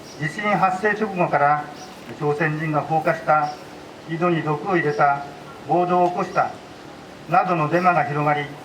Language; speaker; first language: Japanese; native; Japanese